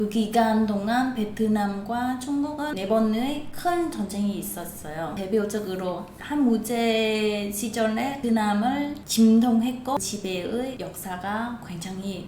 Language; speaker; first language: Korean; non-native, fluent; Vietnamese